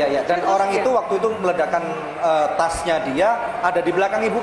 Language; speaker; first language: Indonesian; native; Indonesian